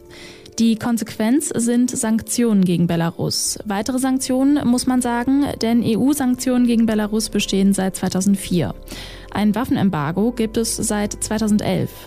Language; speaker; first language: German; native; German